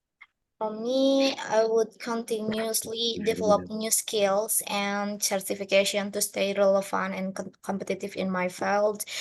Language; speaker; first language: English; non-native, learner; Indonesian